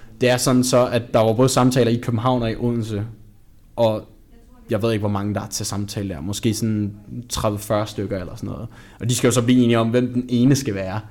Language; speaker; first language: Danish; native; Danish